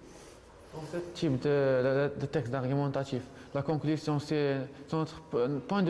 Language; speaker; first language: French; non-native, learner; Arabic